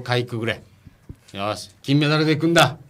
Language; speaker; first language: Japanese; native; Japanese